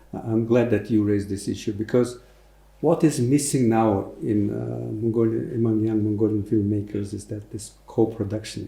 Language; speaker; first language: English; non-native, fluent; Mongolian